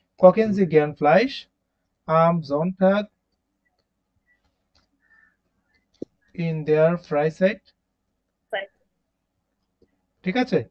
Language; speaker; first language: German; non-native, fluent; Bangla